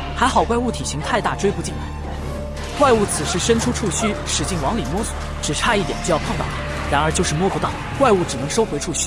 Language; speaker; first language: Chinese; native; Chinese